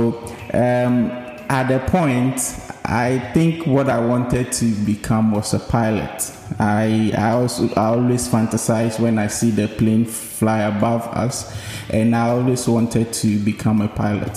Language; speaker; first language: English; non-native, local second language; Akan